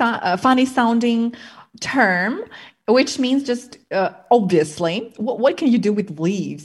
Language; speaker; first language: English; non-native, fluent; Russian